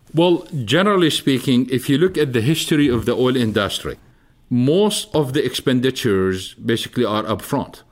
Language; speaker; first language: English; non-native, fluent; Arabic